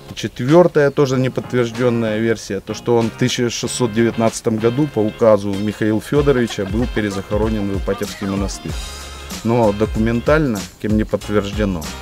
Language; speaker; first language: Russian; native; Russian